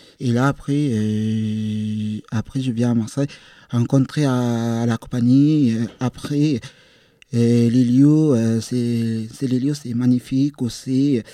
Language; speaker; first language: French; non-native, learner; Arabic